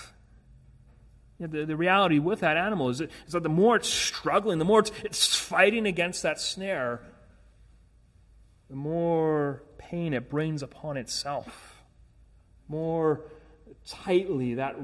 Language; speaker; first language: English; native; English